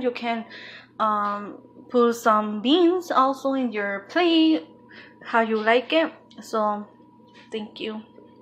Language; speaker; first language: English; non-native, learner; Spanish